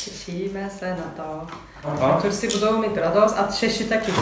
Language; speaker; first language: Czech; non-native, learner; Turkish